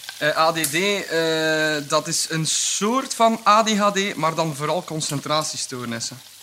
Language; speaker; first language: Dutch; native; Dutch